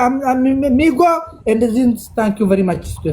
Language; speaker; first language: English; non-native, learner; Amharic